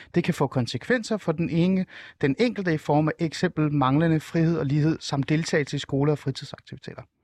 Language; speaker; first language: Danish; native; Danish